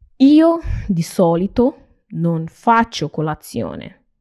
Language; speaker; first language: Italian; non-native, fluent; Nigerian Pidgin